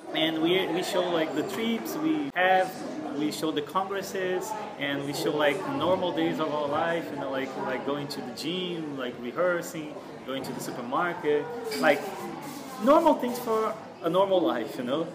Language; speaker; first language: English; non-native, fluent; Portuguese